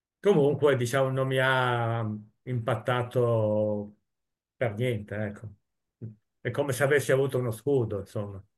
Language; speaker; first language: Italian; native; Italian